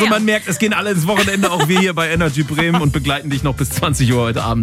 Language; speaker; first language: German; native; German